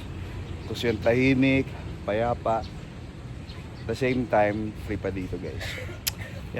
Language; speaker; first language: Filipino; native; Filipino